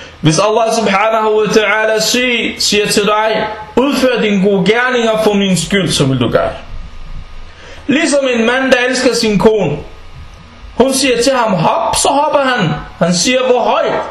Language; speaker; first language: Danish; non-native, fluent; Arabic